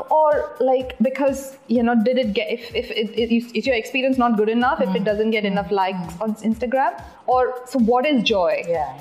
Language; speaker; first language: English; non-native, local second language; Tamil